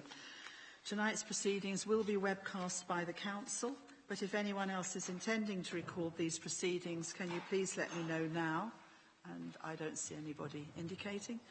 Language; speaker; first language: English; native; English